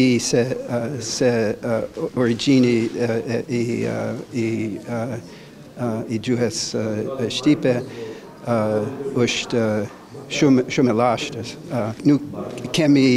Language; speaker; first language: Albanian; non-native, learner; English